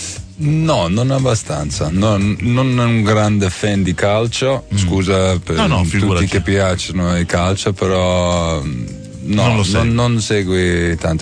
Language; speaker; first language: Italian; non-native, learner; Dutch